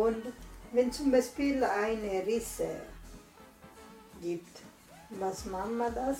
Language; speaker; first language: German; non-native, learner; Italian